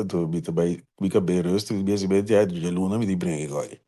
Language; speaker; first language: Dutch; non-native, local second language; Papiamento